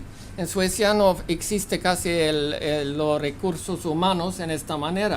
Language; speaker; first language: Spanish; non-native, fluent; Swedish